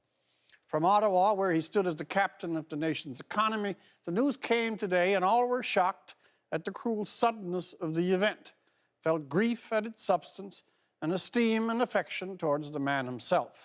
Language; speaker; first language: English; native; English